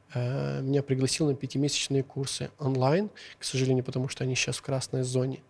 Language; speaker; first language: Russian; non-native, local second language; Hungarian